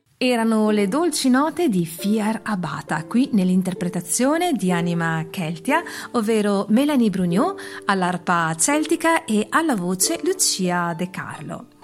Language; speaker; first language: Italian; native; Italian